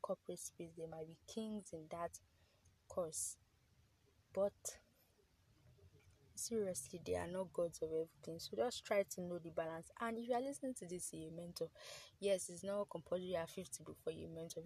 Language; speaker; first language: English; non-native, local second language; Yoruba